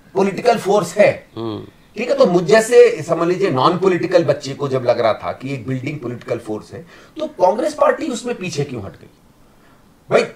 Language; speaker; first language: Hindi; native; Hindi